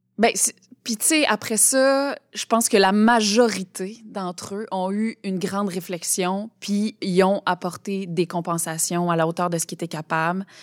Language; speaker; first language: French; native; French